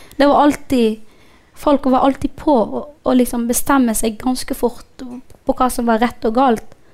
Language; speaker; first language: Norwegian; non-native, fluent; Somali